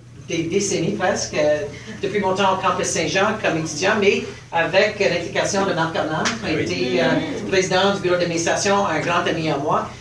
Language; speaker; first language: French; early bilingual, heritage; French